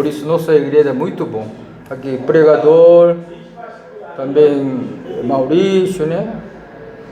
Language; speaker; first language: Portuguese; non-native, learner; Korean